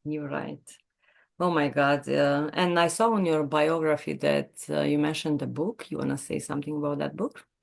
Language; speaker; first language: English; non-native, fluent; Romanian